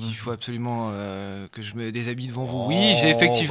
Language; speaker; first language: French; native; French